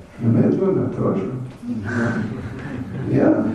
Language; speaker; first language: Russian; non-native, learner; English